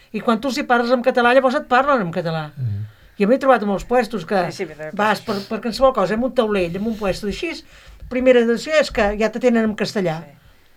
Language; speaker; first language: Catalan; native; Catalan